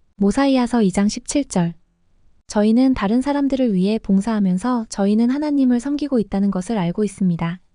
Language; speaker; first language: Korean; non-native, fluent; Filipino